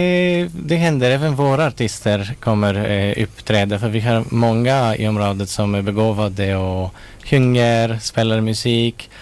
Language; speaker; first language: Swedish; non-native, local second language; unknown